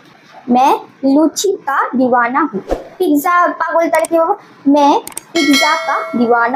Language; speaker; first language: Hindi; non-native, local second language; Bangla